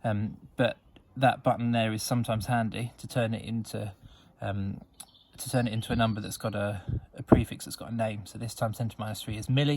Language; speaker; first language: English; native; English